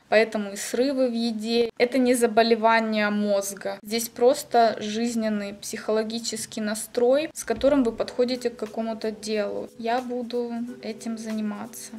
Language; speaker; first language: Russian; native; Russian